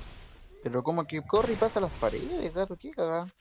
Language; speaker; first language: Spanish; native; Spanish